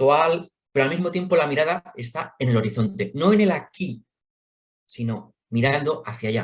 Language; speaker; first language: Spanish; native; Spanish